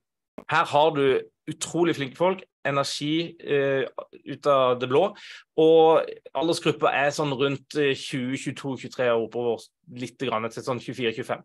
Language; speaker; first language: Norwegian; native; Norwegian